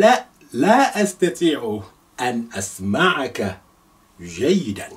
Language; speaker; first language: Arabic; non-native, fluent; Yoruba